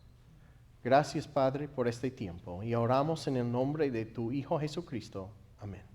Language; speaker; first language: Spanish; non-native, fluent; English